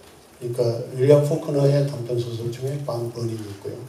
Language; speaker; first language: Korean; native; Korean